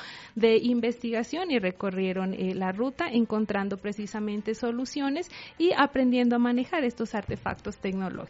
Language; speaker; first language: Spanish; native; Spanish